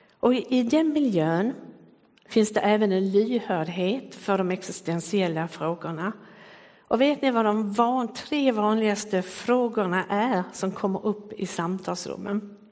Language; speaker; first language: Swedish; native; Swedish